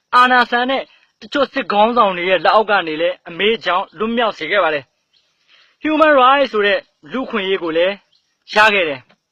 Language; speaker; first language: Burmese; native; Burmese